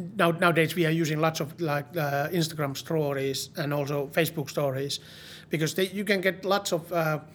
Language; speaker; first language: English; non-native, learner; Finnish